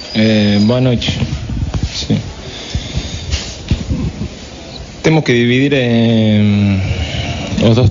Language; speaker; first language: Portuguese; non-native, fluent; Spanish